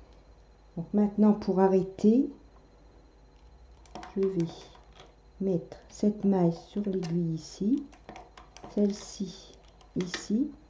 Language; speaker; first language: French; native; French